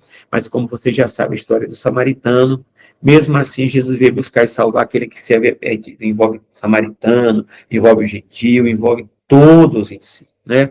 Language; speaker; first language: Portuguese; native; Portuguese